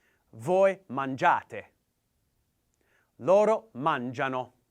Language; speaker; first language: Italian; non-native, learner; English